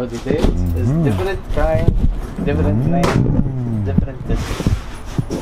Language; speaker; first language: English; non-native, local second language; Arabic